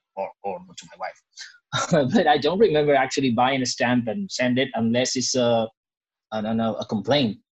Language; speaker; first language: English; non-native, fluent; Spanish